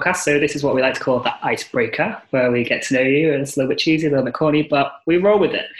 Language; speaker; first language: English; native; English